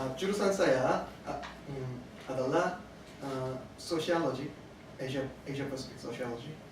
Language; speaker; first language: Indonesian; non-native, learner; Korean